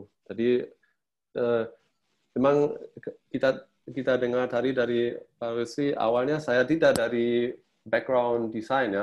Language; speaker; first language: Indonesian; non-native, fluent; German